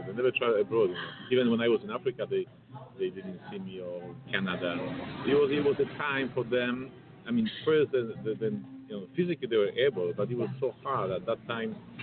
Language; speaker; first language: English; non-native, fluent; Polish